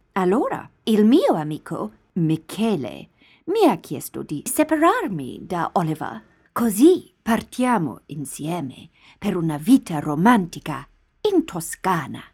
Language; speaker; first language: Italian; non-native, learner; English